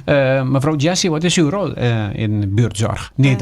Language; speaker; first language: Dutch; non-native, local second language; Papiamento